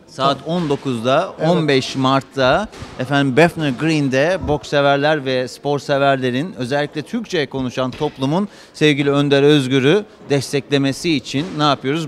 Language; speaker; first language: Turkish; native; Turkish